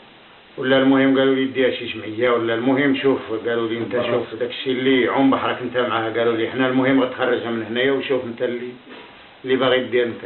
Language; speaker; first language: Arabic; native; Arabic